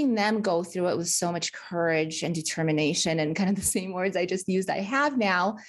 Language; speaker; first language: English; early bilingual, other home language; Russian